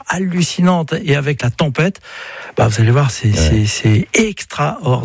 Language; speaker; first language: French; native; French